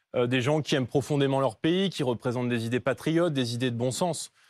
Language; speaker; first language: French; native; French